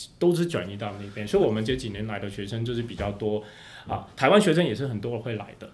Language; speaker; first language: Chinese; non-native, local second language; Cantonese